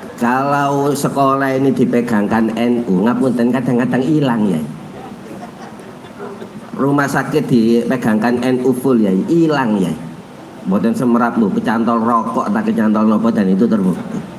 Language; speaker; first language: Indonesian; non-native, local second language; Javanese